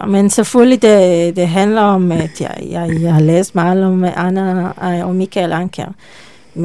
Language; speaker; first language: Danish; non-native, learner; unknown